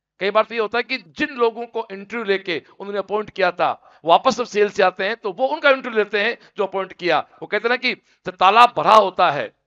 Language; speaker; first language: Hindi; native; Hindi